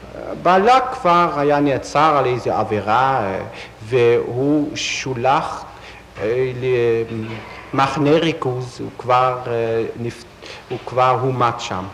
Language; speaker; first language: Hebrew; non-native, fluent; Dutch